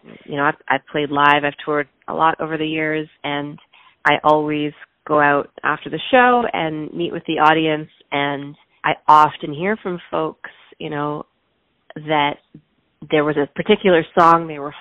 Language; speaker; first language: English; native; English